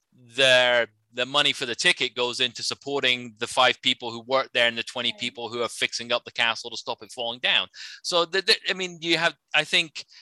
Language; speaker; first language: English; native; English